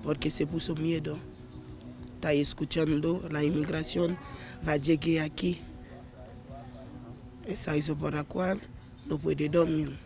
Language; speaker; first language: Spanish; non-native, learner; Haitian Creole